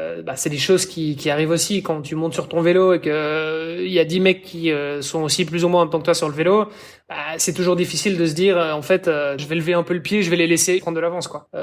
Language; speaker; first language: French; native; French